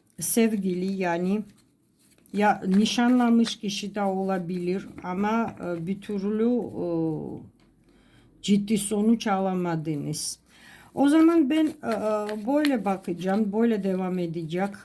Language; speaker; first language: Turkish; non-native, fluent; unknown